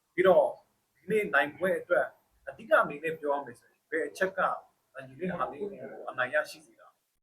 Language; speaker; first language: Burmese; native; Burmese